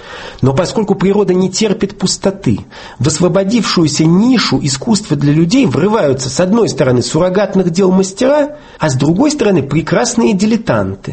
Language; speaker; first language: Russian; native; Russian